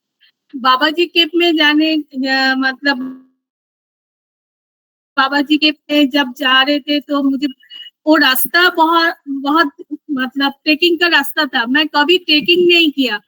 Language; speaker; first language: Hindi; non-native, local second language; Bangla